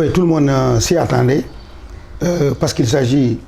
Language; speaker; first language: French; non-native, local second language; Wolof